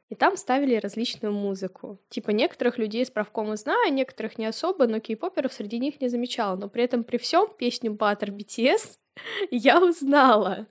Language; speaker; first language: Russian; native; Russian